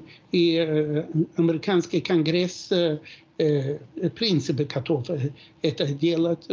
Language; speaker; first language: Russian; non-native, fluent; Swedish